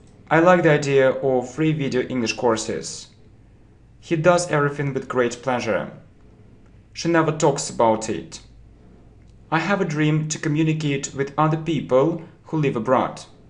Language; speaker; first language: English; non-native, fluent; Russian